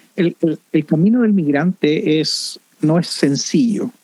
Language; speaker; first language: Spanish; native; Spanish